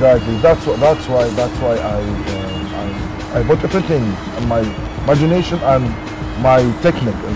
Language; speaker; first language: English; non-native, learner; Arabic